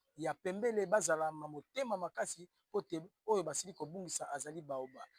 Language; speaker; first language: Lingala; native; Lingala